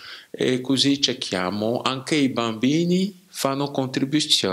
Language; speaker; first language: Italian; non-native, learner; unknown